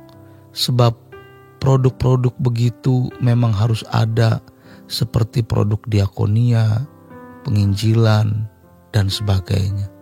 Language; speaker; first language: Indonesian; native; Indonesian